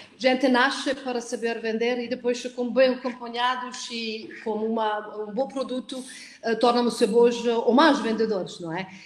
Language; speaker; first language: Portuguese; non-native, fluent; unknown